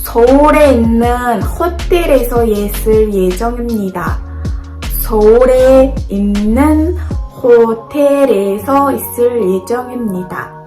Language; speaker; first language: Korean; non-native, learner; Mongolian